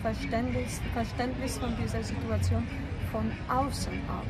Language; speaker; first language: German; non-native, fluent; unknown